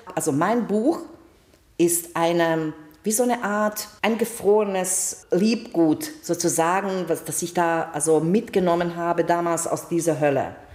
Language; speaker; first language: German; non-native, fluent; Bosnian